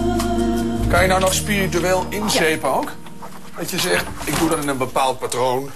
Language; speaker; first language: Dutch; native; Dutch